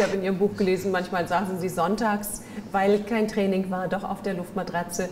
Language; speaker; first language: German; native; German